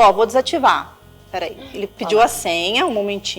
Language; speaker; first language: Portuguese; native; Portuguese